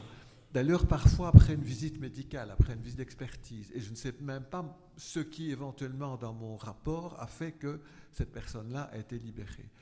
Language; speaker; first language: French; native; French